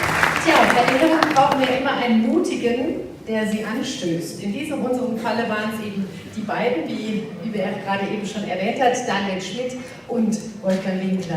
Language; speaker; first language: German; native; German